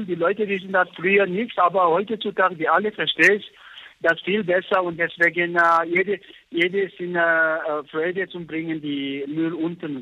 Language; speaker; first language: German; non-native, learner; Nepali